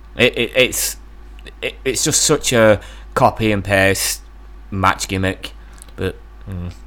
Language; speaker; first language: English; native; English